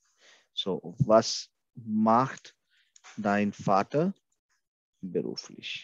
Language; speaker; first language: German; non-native, fluent; Hindi